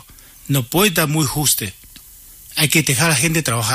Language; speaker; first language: Spanish; non-native, learner; Chinese